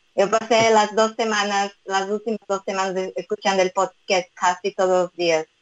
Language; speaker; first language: Spanish; non-native, fluent; Portuguese